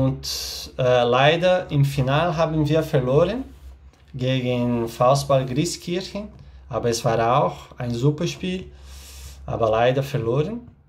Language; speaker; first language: German; non-native, learner; Portuguese